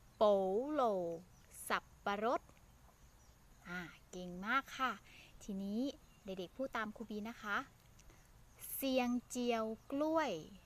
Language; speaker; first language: Thai; native; Thai